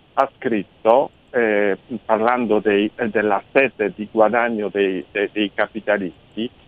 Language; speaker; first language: Italian; non-native, fluent; Polish